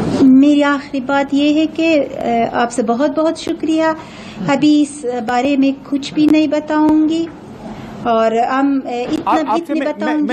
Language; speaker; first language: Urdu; non-native, fluent; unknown